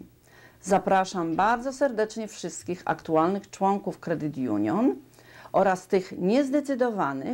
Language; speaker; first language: Polish; native; Polish